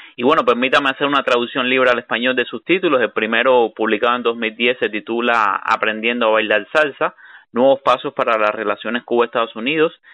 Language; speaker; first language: Spanish; native; Spanish